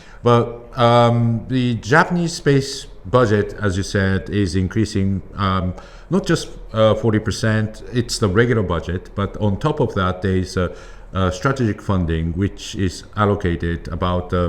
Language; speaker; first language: English; non-native, fluent; Japanese